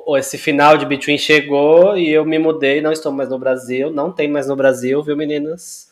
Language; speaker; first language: Portuguese; native; Portuguese